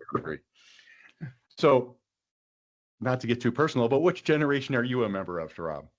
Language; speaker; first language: English; native; English